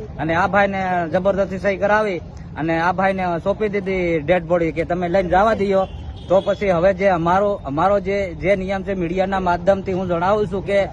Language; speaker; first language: Gujarati; non-native, local second language; Bhili